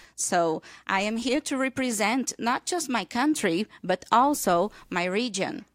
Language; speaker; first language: English; non-native, fluent; Portuguese